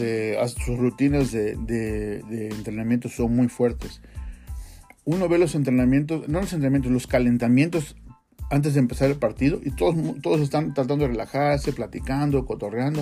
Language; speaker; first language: Spanish; native; Spanish